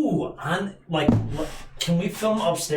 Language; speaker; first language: English; native; English